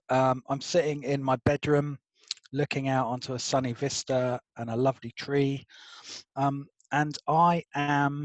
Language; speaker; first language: English; native; English